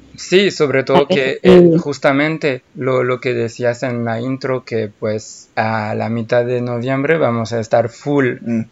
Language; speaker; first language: Spanish; non-native, fluent; French